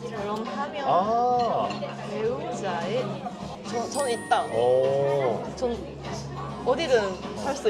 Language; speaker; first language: Korean; non-native, learner; Japanese